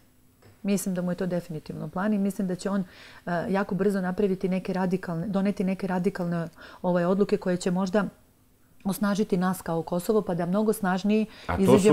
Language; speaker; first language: Serbian; native; Serbian